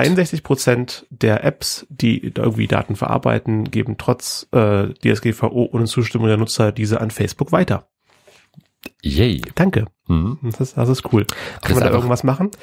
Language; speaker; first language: German; native; German